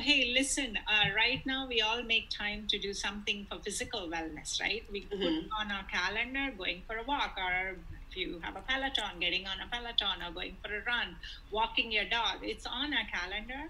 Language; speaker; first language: English; non-native, local second language; Telugu